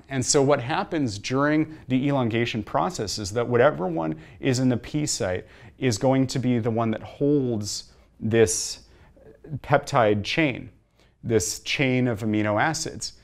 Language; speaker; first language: English; native; English